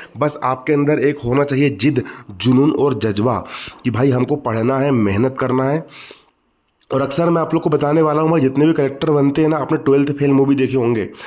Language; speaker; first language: Hindi; native; Hindi